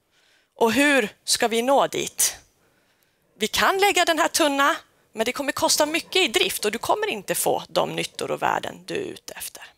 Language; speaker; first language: Swedish; native; Swedish